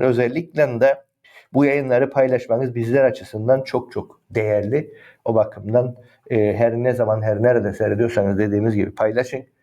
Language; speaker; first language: Turkish; native; Turkish